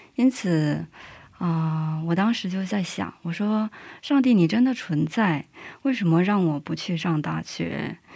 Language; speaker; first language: Chinese; non-native, local second language; Mongolian